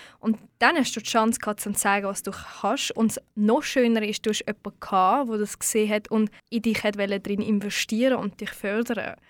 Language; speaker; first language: German; early bilingual, other home language; Swiss German